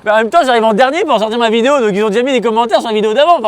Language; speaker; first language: French; native; French